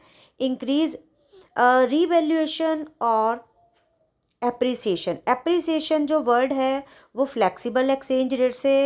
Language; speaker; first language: Hindi; non-native, local second language; Punjabi